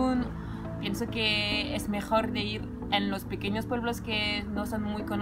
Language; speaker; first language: Spanish; non-native, fluent; French